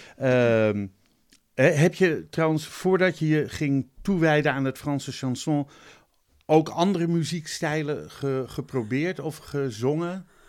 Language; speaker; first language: Dutch; native; Dutch